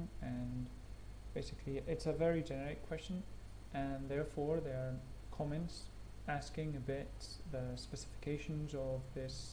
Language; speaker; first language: English; non-native, fluent; Spanish